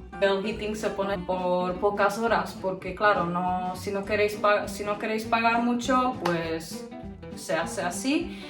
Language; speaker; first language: Spanish; non-native, fluent; Czech